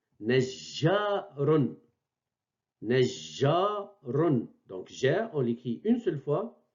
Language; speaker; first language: French; non-native, local second language; Arabic